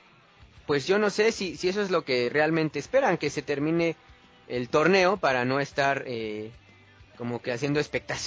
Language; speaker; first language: Spanish; native; Spanish